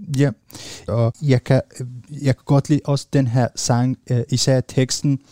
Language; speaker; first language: Danish; non-native, fluent; Arabic